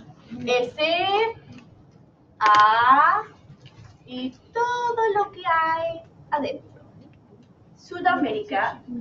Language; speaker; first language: Spanish; non-native, fluent; English